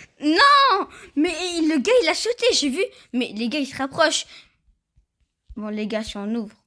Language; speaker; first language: French; native; French